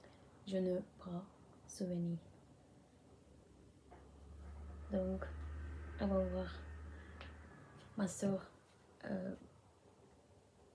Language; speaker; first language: French; non-native, learner; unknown